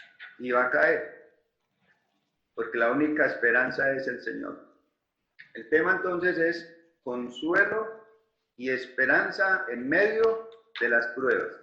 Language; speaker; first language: Spanish; native; Spanish